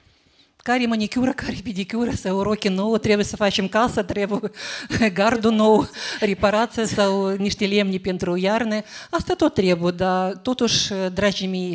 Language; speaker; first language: Romanian; native; Romanian